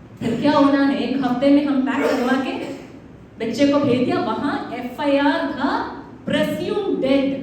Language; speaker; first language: Hindi; non-native, local second language; Malayalam